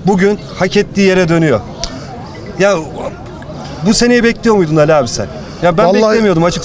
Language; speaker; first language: Turkish; native; Turkish